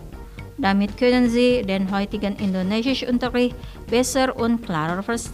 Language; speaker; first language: German; non-native, fluent; Indonesian